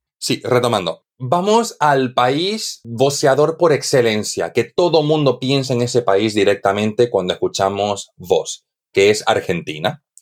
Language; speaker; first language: Spanish; native; Spanish